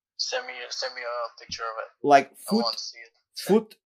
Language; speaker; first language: English; non-native, fluent; Romanian